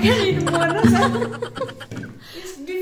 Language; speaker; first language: English; non-native, learner; Nepali